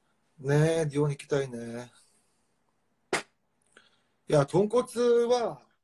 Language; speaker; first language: Japanese; non-native, fluent; Korean